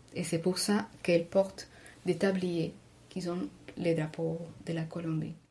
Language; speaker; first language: French; non-native, fluent; Spanish